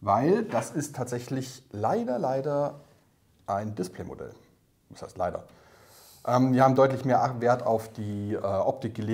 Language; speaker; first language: German; native; German